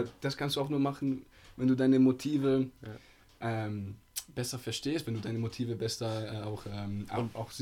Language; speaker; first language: German; non-native, fluent; Italian